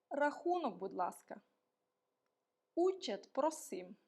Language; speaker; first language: Czech; non-native, learner; Ukrainian